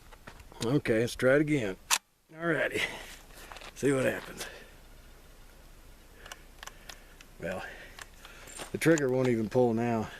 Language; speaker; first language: English; native; English